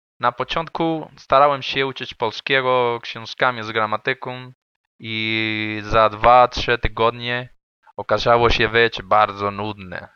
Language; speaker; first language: Polish; non-native, learner; Spanish